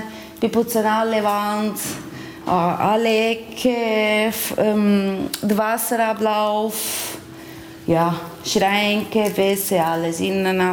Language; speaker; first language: German; non-native, learner; Portuguese